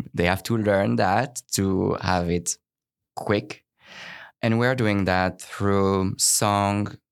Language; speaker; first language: English; non-native, fluent; French